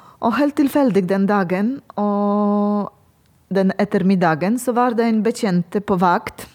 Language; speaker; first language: Norwegian; non-native, learner; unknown